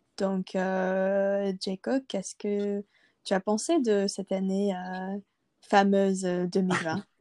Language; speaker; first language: French; non-native, local second language; English